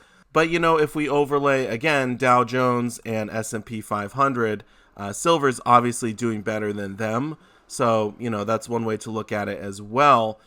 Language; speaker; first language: English; native; English